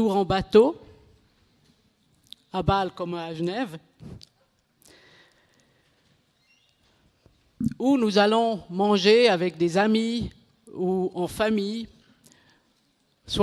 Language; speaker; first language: French; non-native, local second language; German